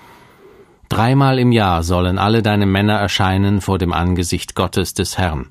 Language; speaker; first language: German; native; German